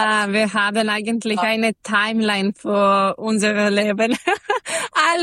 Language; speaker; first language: German; non-native, learner; Serbian